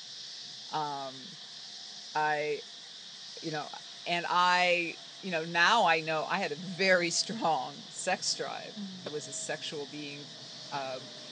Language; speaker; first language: English; native; English